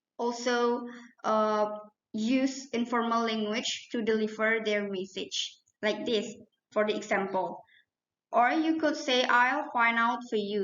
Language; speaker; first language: English; non-native, learner; Indonesian